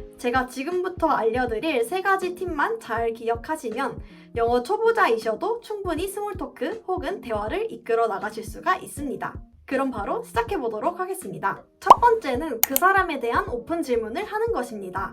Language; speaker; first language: Korean; native; Korean